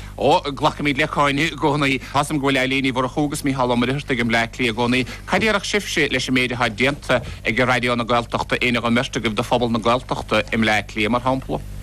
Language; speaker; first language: Irish; native; Irish